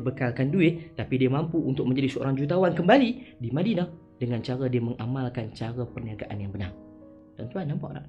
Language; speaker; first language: Malay; native; Malay